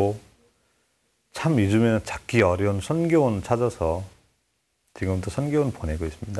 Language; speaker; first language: Korean; non-native, fluent; Nepali